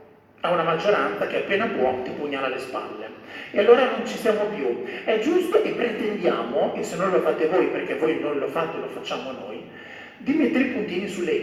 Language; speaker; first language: Italian; native; Italian